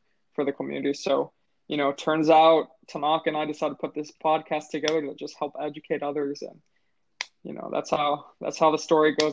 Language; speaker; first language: English; native; English